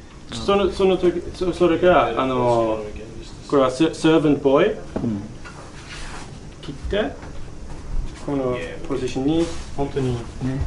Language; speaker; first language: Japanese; non-native, learner; English